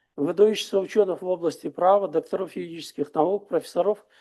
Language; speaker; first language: Russian; non-native, local second language; Kazakh